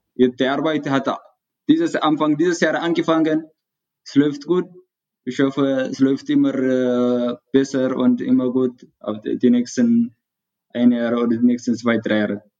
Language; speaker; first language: German; non-native, learner; Tigrinya